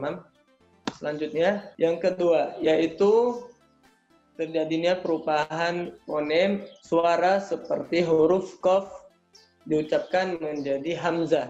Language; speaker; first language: Indonesian; non-native, learner; Arabic